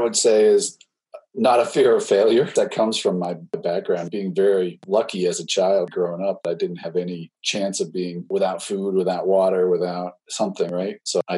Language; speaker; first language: English; native; English